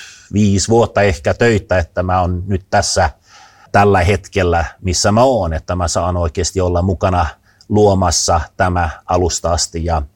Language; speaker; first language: Finnish; non-native, fluent; Swedish